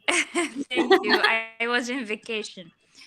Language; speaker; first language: English; non-native, learner; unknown